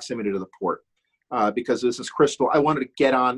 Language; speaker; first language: English; non-native, fluent; German